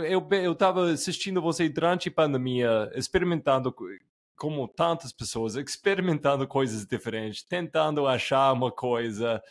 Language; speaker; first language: Portuguese; non-native, fluent; English